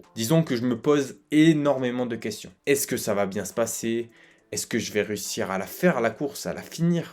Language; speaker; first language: French; native; French